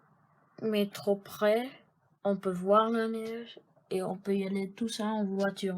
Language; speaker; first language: French; non-native, learner; Spanish